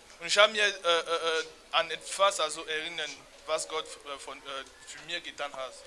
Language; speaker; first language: German; non-native, learner; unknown